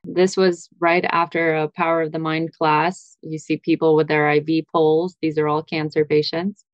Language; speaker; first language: English; early bilingual, other home language; Russian